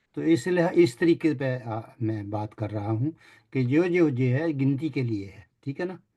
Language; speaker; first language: Urdu; native; Urdu